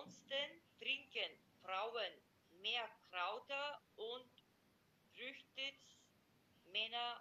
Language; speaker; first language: German; non-native, learner; Macedonian